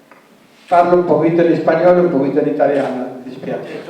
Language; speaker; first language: Italian; non-native, learner; Spanish